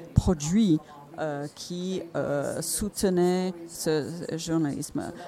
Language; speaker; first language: French; non-native, fluent; Finnish